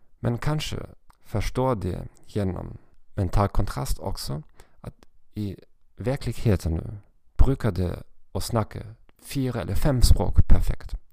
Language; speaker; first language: Swedish; non-native, learner; German